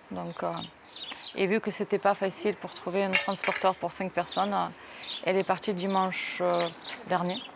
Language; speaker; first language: French; non-native, fluent; Ukrainian